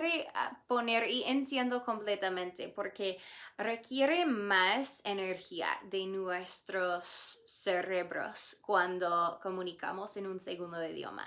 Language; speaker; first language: Spanish; non-native, fluent; English